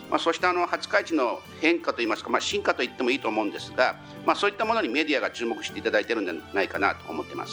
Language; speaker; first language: Japanese; native; Japanese